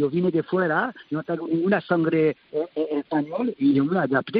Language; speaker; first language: Spanish; non-native, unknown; French